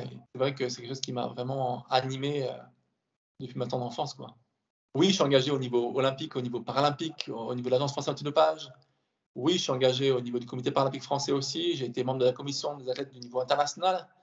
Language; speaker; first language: French; native; French